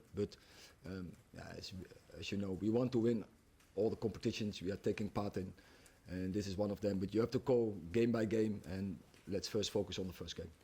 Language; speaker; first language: English; non-native, fluent; Dutch